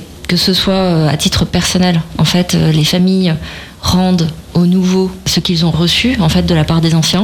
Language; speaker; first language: French; native; French